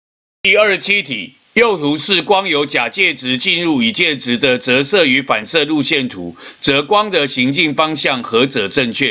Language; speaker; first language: Chinese; native; Chinese